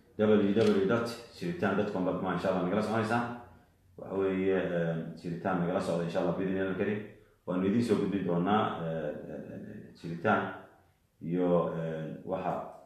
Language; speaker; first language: Somali; native; Somali